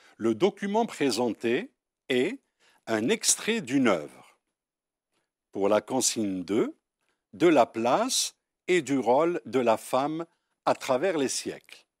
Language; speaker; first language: French; non-native, local second language; Arabic